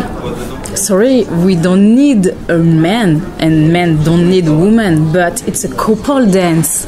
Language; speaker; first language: English; non-native, learner; French